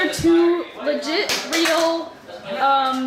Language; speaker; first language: English; native; English